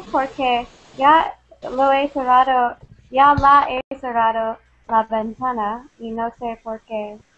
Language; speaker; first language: Spanish; non-native, learner; English